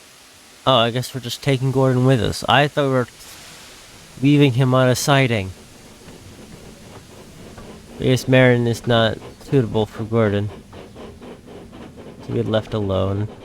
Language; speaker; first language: English; native; English